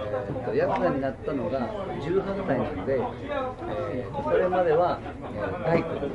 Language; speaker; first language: Japanese; native; Japanese